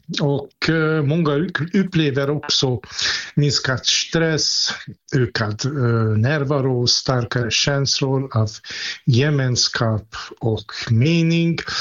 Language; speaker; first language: Swedish; non-native, fluent; Hungarian